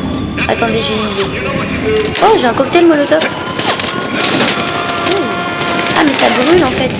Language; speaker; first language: French; native; French